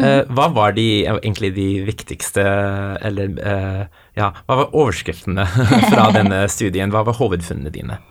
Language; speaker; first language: Norwegian; native; Norwegian